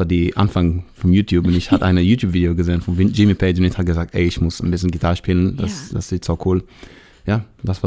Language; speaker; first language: German; non-native, learner; Hebrew